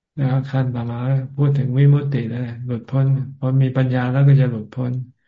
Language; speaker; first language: Thai; native; Thai